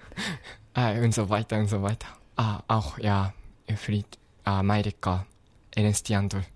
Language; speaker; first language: German; non-native, fluent; Japanese